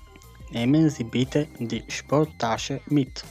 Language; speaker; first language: German; non-native, fluent; Macedonian